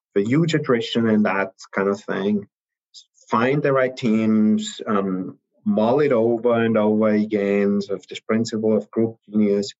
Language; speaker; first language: English; non-native, fluent; German